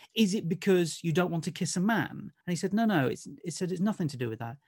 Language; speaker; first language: English; native; English